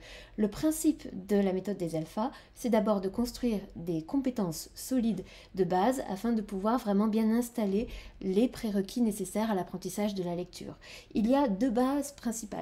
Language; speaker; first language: French; native; French